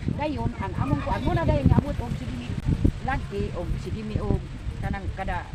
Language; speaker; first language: Cebuano; non-native, local second language; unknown